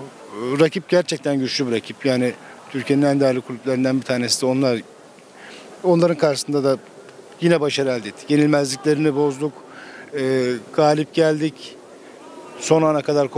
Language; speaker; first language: Turkish; native; Turkish